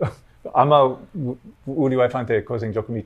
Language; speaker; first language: Korean; non-native, learner; English